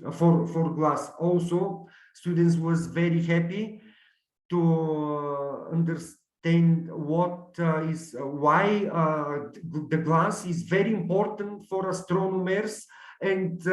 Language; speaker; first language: English; non-native, learner; Bulgarian